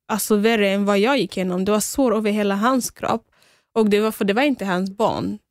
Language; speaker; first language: Swedish; non-native, fluent; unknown